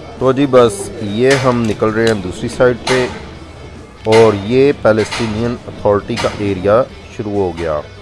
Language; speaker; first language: Urdu; non-native, local second language; Punjabi